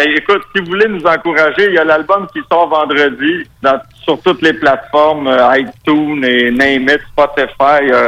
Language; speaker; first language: French; non-native, local second language; Spanish